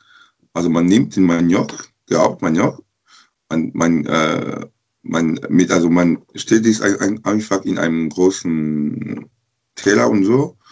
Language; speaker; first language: German; non-native, learner; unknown